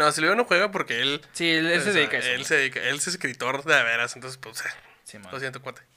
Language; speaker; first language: Spanish; native; Spanish